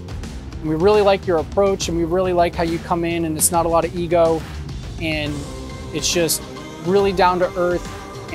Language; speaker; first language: English; native; English